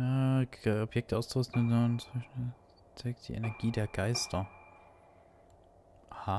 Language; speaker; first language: German; native; German